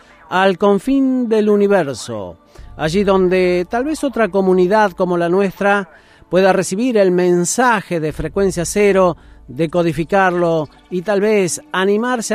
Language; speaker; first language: Spanish; native; Spanish